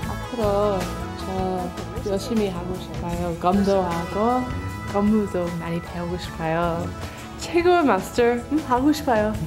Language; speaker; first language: Korean; non-native, learner; English